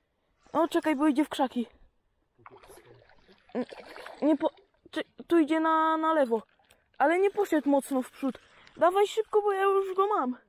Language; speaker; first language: Polish; native; Polish